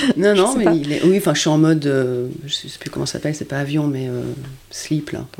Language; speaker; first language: French; native; French